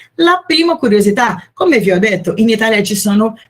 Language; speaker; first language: Italian; non-native, fluent; Portuguese